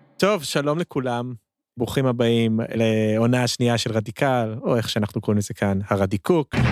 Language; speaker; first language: Hebrew; early bilingual, other home language; English